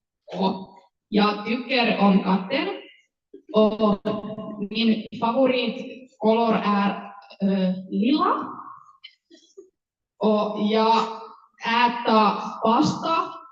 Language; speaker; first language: Swedish; non-native, learner; Finnish